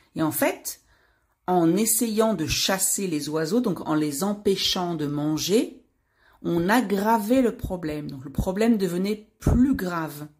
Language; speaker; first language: French; native; French